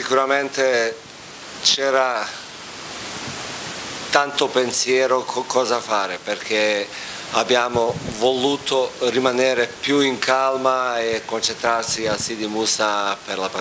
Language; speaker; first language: Italian; non-native, fluent; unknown